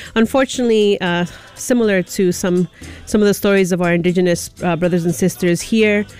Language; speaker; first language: English; early bilingual, other home language; Spanish